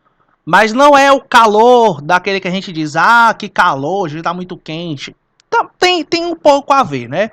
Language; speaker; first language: Portuguese; native; Portuguese